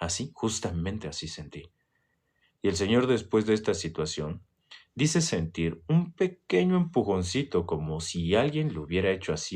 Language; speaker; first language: Spanish; native; Spanish